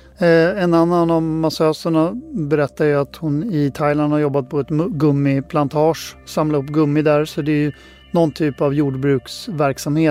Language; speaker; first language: Swedish; native; Swedish